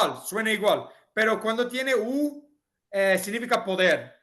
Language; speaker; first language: Spanish; non-native, fluent; English